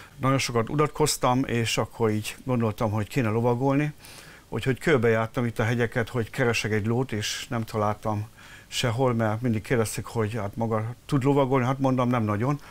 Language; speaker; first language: Hungarian; early bilingual, heritage; German